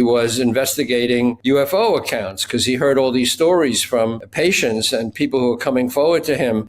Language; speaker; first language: English; native; English